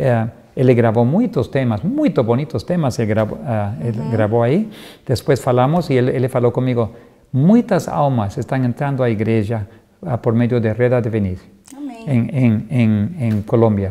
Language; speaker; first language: Portuguese; non-native, fluent; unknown